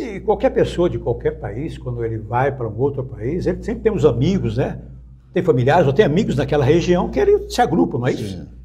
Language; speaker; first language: Portuguese; native; Portuguese